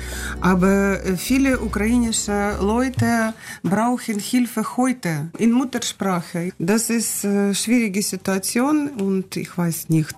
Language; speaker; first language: German; non-native, learner; Russian